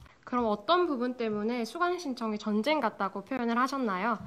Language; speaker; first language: Korean; native; Korean